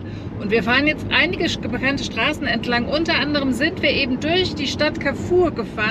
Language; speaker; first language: German; native; German